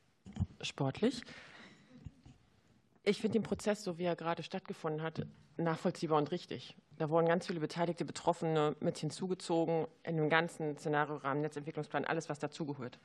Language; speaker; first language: German; native; German